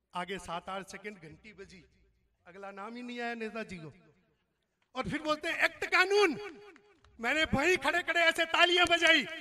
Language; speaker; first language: Hindi; non-native, local second language; Marwari